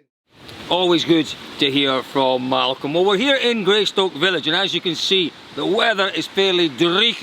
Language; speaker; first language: English; native; English